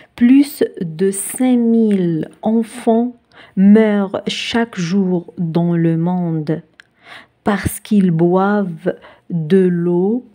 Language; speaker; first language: French; non-native, local second language; Arabic